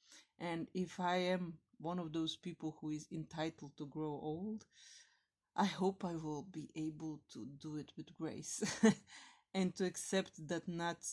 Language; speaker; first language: English; non-native, fluent; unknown